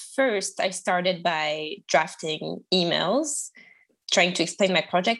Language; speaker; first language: English; non-native, fluent; French